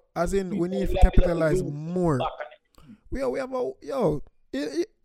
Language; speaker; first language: English; non-native, local second language; Jamaican Creole English